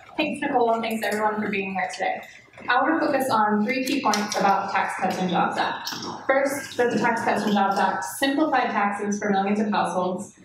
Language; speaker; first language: English; native; English